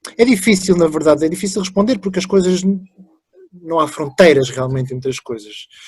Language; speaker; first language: Portuguese; early bilingual, other home language; French